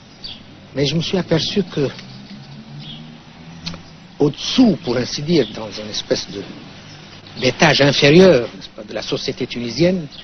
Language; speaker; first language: French; non-native, local second language; Arabic